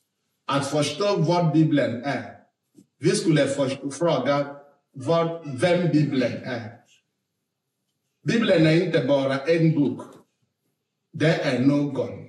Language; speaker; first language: Swedish; non-native, fluent; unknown